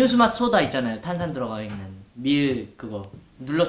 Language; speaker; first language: Korean; native; Korean